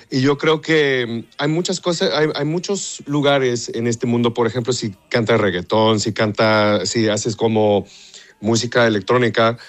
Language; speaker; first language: Spanish; early bilingual, other home language; English